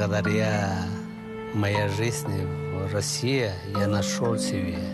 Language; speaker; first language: Russian; non-native, fluent; Chinese